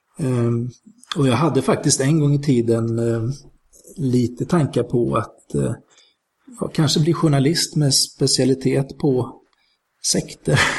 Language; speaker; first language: Swedish; native; Swedish